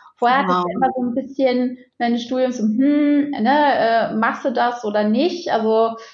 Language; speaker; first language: German; native; German